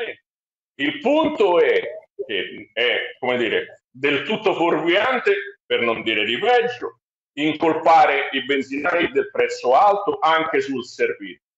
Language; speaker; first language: Italian; native; Italian